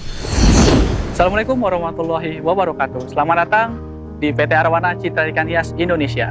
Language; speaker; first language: Indonesian; native; Indonesian